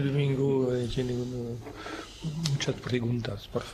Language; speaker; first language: Spanish; non-native, learner; French